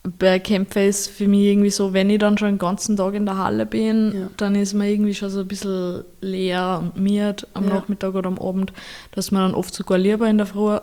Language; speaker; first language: German; native; German